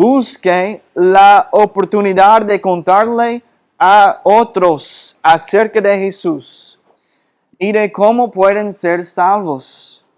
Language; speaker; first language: Spanish; non-native, fluent; English